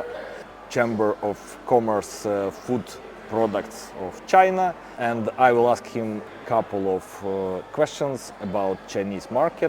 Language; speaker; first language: English; non-native, fluent; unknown